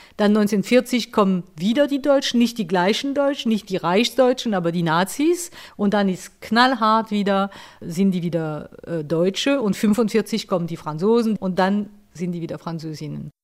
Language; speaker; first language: German; non-native, local second language; French